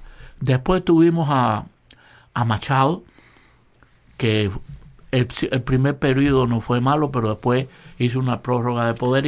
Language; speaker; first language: Spanish; native; Spanish